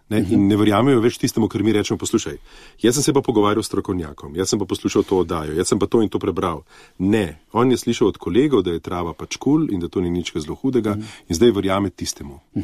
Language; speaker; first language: Slovenian; native; Slovenian